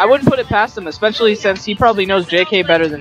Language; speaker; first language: English; native; English